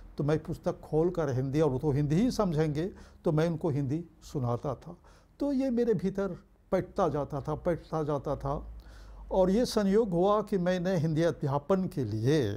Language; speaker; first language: Hindi; early bilingual, heritage; Bhojpuri